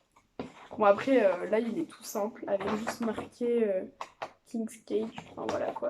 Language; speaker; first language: French; native; French